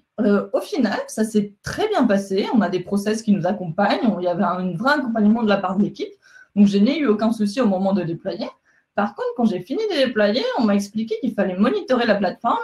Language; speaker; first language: French; non-native, fluent; Spanish